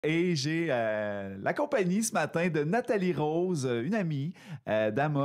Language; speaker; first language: French; native; French